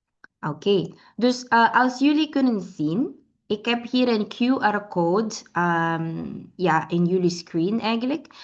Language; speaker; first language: Dutch; non-native, learner; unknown